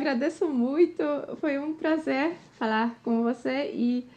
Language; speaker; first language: Portuguese; non-native, fluent; Polish